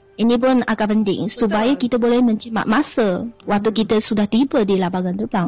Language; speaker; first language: Malay; non-native, fluent; Chinese